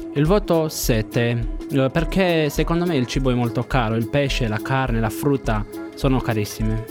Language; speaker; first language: Italian; non-native, fluent; Romanian